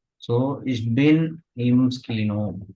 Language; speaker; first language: German; non-native, fluent; Tamil